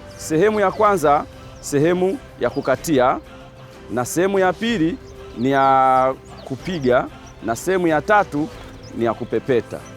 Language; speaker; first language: Swahili; native; Swahili